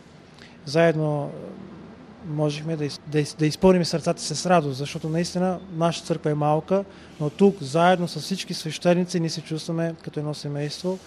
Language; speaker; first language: Bulgarian; native; Bulgarian